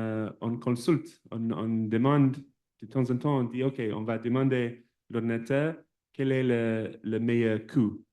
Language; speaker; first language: French; non-native, fluent; English